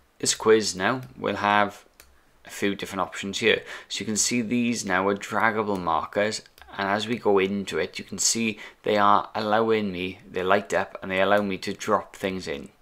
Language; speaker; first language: English; native; English